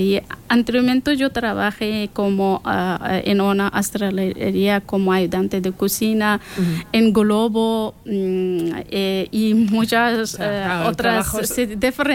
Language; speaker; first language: Spanish; non-native, learner; Persian